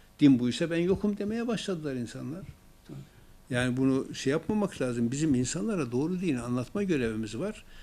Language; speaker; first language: Turkish; native; Turkish